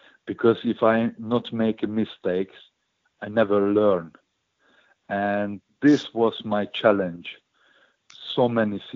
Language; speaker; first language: English; non-native, learner; Hungarian